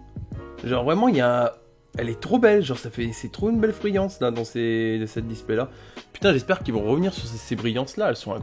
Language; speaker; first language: French; native; French